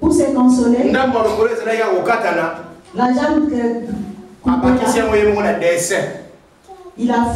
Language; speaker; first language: French; non-native, local second language; Lingala